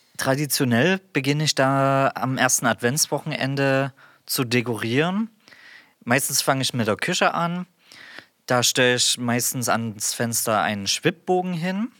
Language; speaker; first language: German; native; German